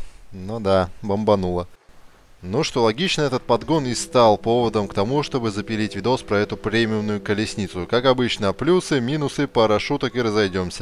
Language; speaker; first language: Russian; native; Russian